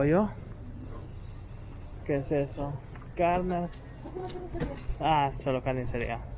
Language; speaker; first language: Spanish; non-native, learner; English